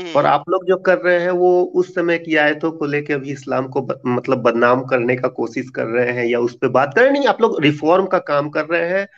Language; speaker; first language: Hindi; native; Hindi